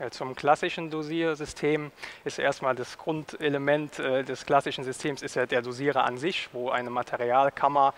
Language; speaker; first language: German; native; German